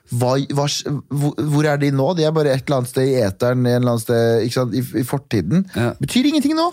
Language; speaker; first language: Norwegian; early bilingual, other home language; Kurdish